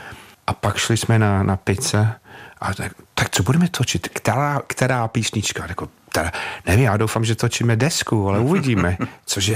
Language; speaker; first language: Czech; non-native, fluent; English